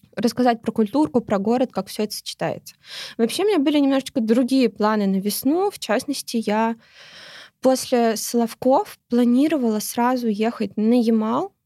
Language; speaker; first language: Russian; native; Russian